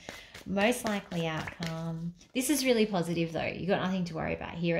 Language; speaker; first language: English; native; English